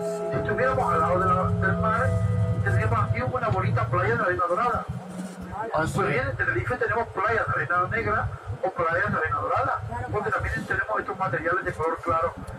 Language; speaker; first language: Spanish; native; Spanish